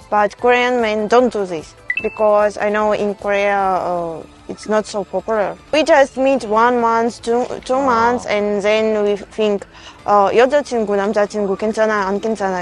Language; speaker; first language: English; non-native, learner; Russian